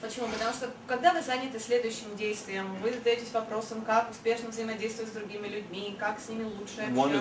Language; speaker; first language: Russian; native; Russian